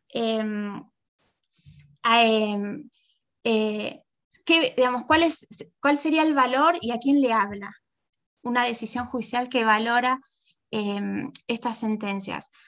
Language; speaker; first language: Spanish; native; Spanish